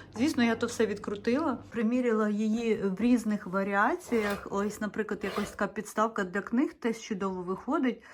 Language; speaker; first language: Ukrainian; non-native, local second language; Russian